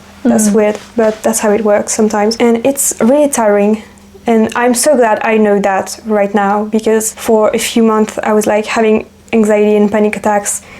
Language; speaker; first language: English; non-native, fluent; French